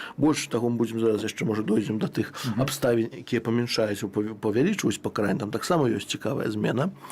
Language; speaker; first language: Belarusian; native; Belarusian